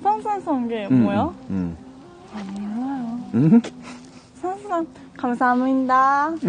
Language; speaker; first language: Korean; non-native, learner; Japanese